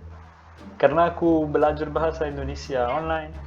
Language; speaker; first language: Indonesian; non-native, learner; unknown